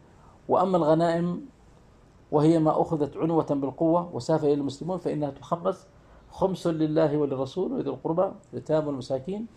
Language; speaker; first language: Arabic; native; Arabic